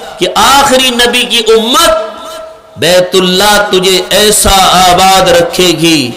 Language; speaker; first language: Urdu; native; Urdu